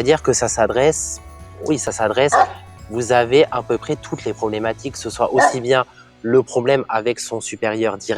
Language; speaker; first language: French; native; French